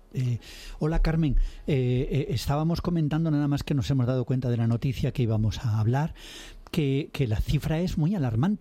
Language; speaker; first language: Spanish; native; Spanish